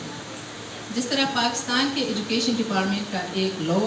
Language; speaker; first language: Urdu; non-native, local second language; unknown